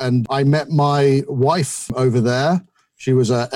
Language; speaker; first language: English; native; English